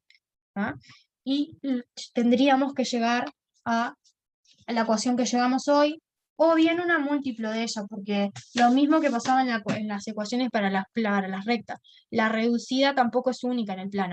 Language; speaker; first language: Spanish; native; Spanish